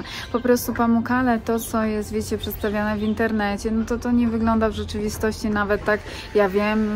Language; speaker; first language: Polish; native; Polish